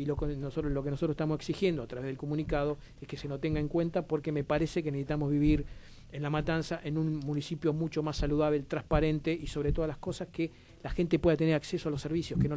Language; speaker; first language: Spanish; native; Spanish